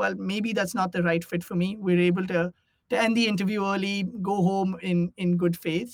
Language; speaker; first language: English; non-native, local second language; Hindi